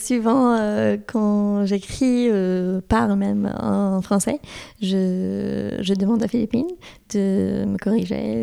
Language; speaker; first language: French; non-native, fluent; English